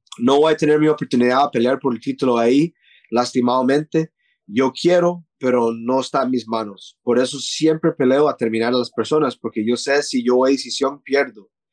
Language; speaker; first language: Spanish; early bilingual, heritage; Spanish